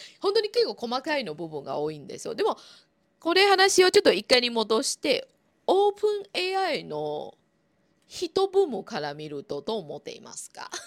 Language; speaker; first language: Japanese; non-native, fluent; Chinese